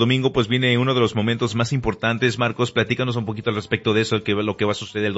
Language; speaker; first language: Spanish; early bilingual, heritage; Spanish